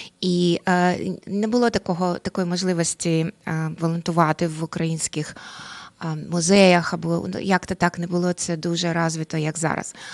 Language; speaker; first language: Ukrainian; non-native, local second language; Russian